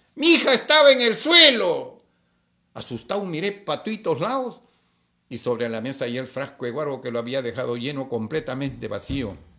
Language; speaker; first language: Spanish; native; Spanish